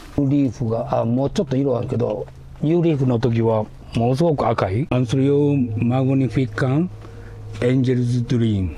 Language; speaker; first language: Japanese; native; Japanese